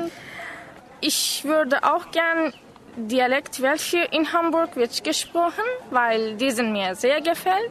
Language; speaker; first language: German; non-native, learner; Turkish